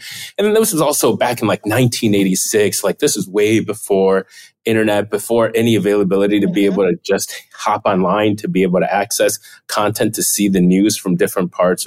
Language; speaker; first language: English; early bilingual, other home language; Chinese